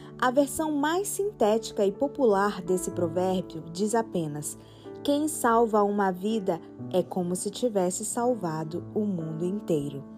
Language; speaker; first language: Portuguese; native; Portuguese